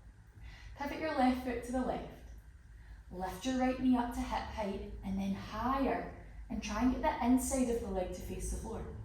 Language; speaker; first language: English; native; English